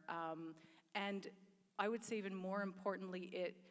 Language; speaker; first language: English; native; English